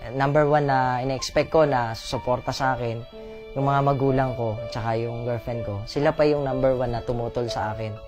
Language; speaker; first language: Filipino; native; Filipino